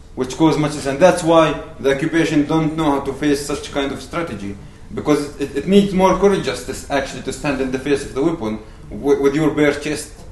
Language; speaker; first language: English; non-native, fluent; Arabic